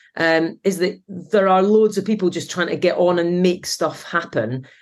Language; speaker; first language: English; native; English